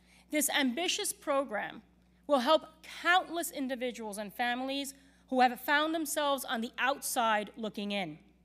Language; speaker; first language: English; non-native, local second language; Spanish